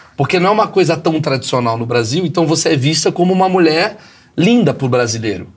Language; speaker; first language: Portuguese; native; Portuguese